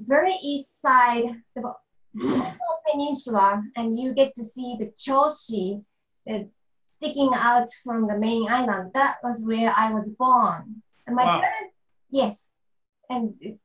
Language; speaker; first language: English; non-native, learner; Japanese